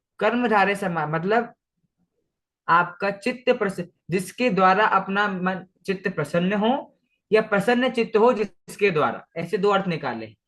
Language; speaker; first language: Hindi; non-native, local second language; Marathi